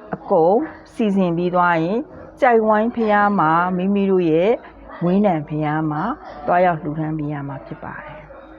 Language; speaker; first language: Burmese; native; Burmese